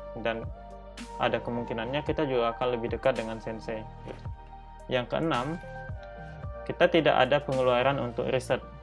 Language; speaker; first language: Indonesian; native; Indonesian